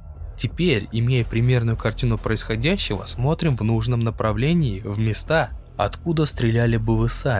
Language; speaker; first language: Russian; native; Russian